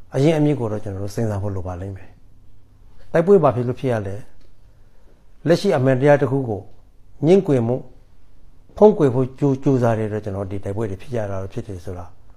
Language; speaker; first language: Burmese; native; Burmese